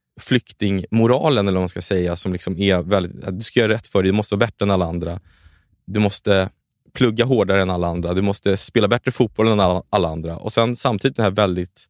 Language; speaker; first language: Swedish; native; Swedish